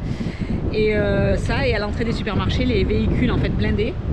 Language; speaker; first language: French; native; French